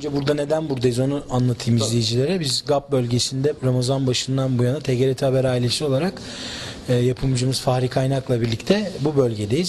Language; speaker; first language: Turkish; native; Turkish